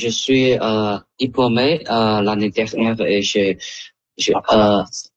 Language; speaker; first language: French; non-native, learner; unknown